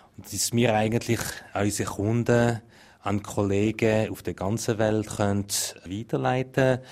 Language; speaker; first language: German; non-native, local second language; French